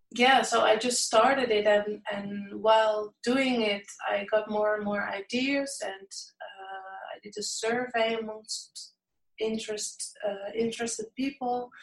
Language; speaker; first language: English; non-native, fluent; Dutch